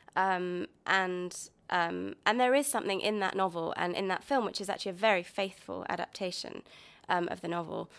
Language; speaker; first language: English; native; English